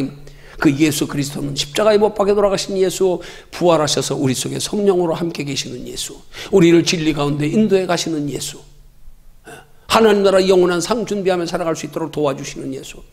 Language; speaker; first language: Korean; native; Korean